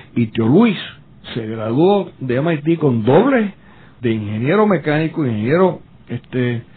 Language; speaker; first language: Spanish; native; Spanish